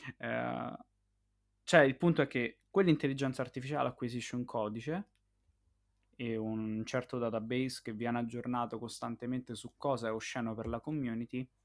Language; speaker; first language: Italian; native; Italian